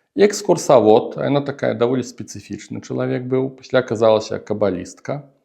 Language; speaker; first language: Belarusian; non-native, local second language; Russian